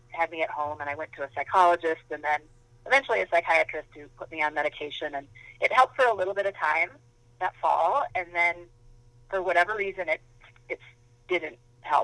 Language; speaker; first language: English; native; English